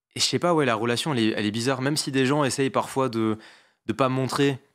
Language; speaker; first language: French; native; French